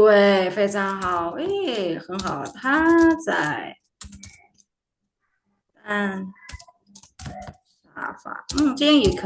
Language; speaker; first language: Chinese; non-native, fluent; Indonesian